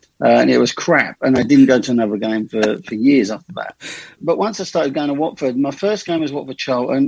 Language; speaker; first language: English; native; English